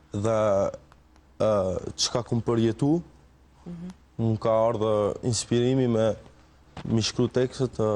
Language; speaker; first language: Albanian; early bilingual, heritage; Albanian